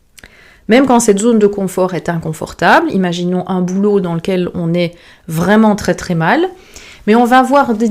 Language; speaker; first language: French; native; French